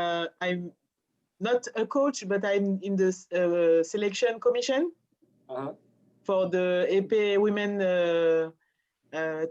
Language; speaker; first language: English; non-native, learner; French